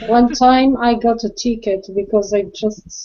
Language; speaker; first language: English; non-native, learner; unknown